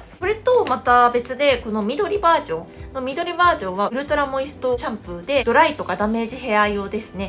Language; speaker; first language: Japanese; non-native, fluent; Korean